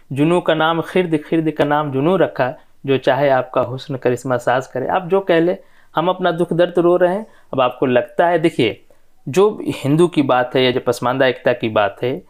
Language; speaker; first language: Hindi; non-native, local second language; Bhojpuri